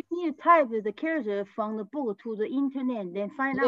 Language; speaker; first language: English; non-native, learner; French